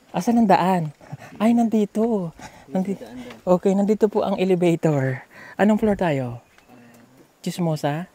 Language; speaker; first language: Filipino; native; Filipino